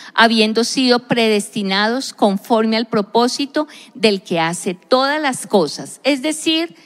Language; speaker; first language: Spanish; native; Spanish